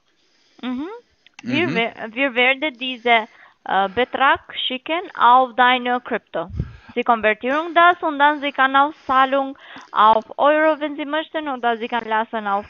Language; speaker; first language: German; non-native, learner; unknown